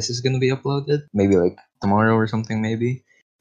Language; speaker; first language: English; non-native, local second language; Filipino